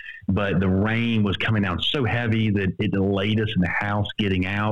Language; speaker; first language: English; native; English